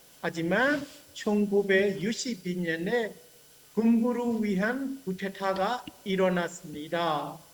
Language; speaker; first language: Korean; non-native, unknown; Burmese